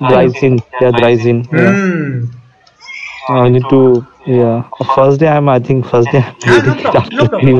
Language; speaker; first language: English; non-native, local second language; Hindi